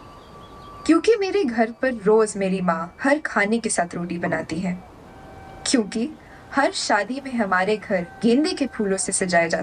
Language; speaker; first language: Hindi; native; Hindi